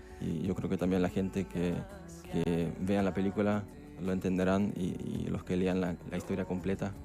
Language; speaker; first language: Spanish; non-native, fluent; Dutch